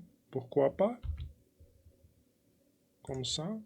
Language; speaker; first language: French; non-native, fluent; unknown